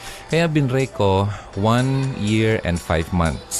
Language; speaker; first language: English; non-native, local second language; Filipino